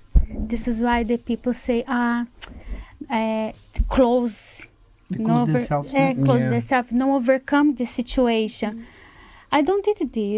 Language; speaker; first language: English; non-native, learner; Portuguese